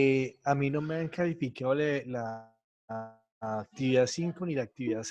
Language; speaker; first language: Spanish; native; Spanish